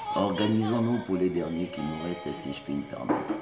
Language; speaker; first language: French; non-native, local second language; Lingala